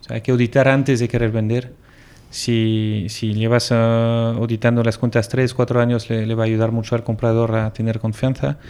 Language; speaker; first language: Spanish; non-native, fluent; French